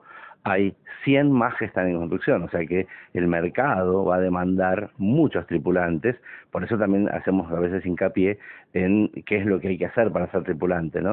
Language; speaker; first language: Spanish; native; Spanish